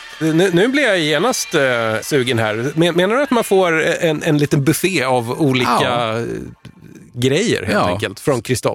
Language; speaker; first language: Swedish; native; Swedish